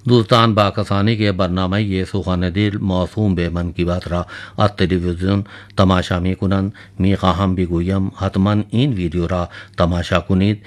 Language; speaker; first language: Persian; non-native, fluent; Urdu